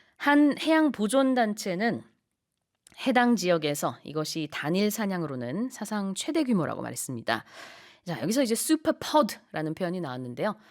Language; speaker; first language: Korean; native; Korean